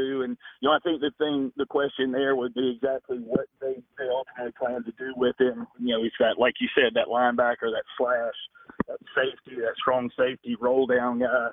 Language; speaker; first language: English; native; English